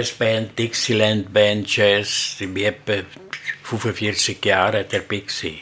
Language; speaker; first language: German; non-native, learner; Italian